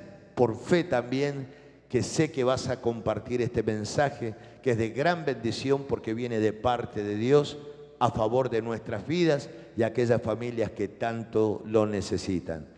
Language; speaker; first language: Spanish; native; Spanish